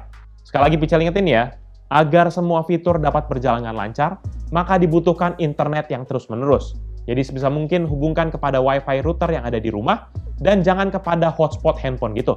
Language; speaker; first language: Indonesian; native; Indonesian